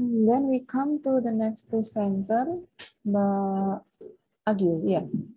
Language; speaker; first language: English; non-native, fluent; Indonesian